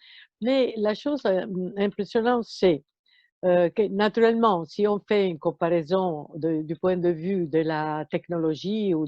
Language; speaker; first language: French; non-native, fluent; Italian